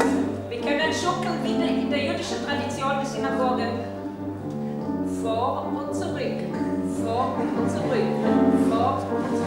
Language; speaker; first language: German; non-native, fluent; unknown